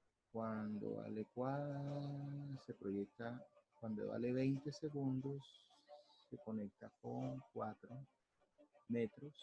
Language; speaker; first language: Spanish; native; Spanish